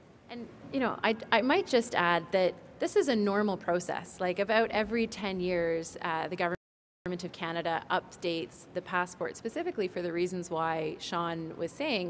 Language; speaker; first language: English; native; English